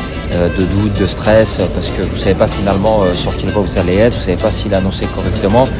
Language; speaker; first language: French; native; French